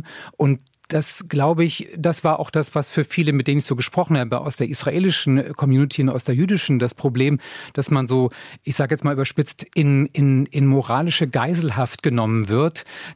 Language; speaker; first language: German; native; German